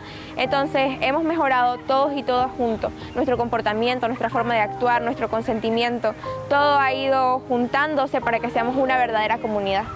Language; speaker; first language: Spanish; native; Spanish